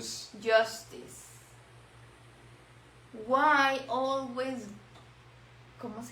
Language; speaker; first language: Spanish; non-native, learner; English